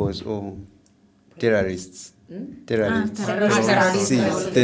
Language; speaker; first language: Spanish; non-native, learner; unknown